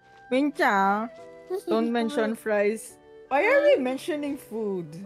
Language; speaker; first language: English; non-native, local second language; Filipino